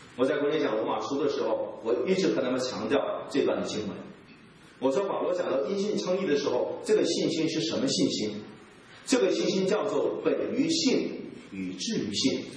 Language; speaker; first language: Chinese; native; Chinese